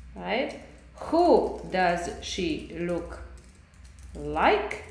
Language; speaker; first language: English; non-native, fluent; Polish